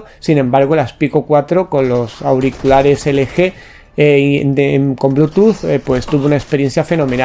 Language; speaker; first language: Spanish; native; Spanish